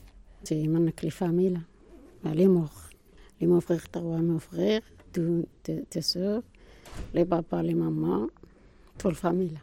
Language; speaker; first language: French; non-native, learner; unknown